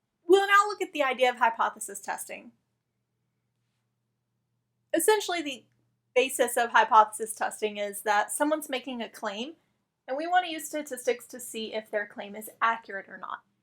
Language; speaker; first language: English; native; English